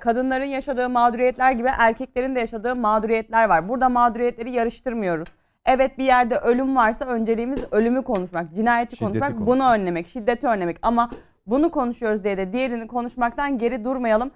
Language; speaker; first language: Turkish; native; Turkish